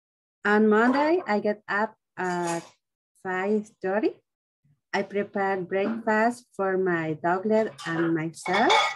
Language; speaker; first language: English; non-native, learner; Spanish